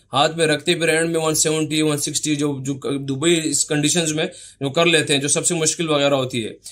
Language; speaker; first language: Urdu; non-native, local second language; Pashto